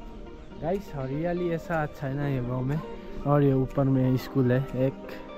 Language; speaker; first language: Hindi; non-native, local second language; Nepali